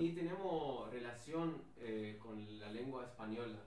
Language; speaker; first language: Spanish; non-native, learner; Arabic